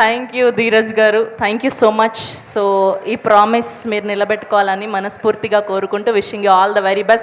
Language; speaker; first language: Telugu; native; Telugu